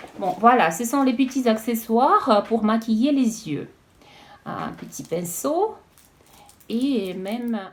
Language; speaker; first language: French; non-native, fluent; Russian